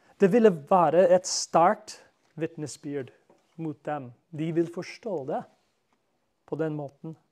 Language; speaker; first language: Norwegian; non-native, fluent; English